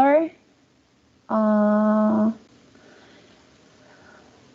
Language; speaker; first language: English; non-native, learner; Korean